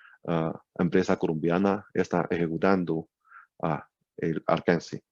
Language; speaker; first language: Spanish; non-native, learner; Chinese